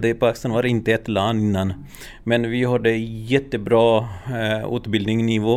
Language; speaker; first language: Swedish; non-native, learner; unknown